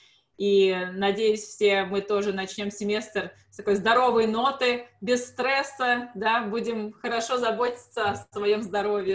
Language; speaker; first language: Russian; native; Russian